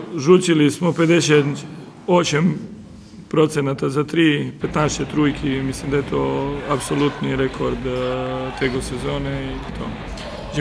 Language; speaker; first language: Polish; non-native, learner; Serbian